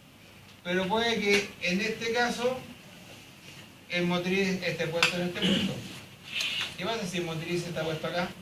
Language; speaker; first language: Spanish; native; Spanish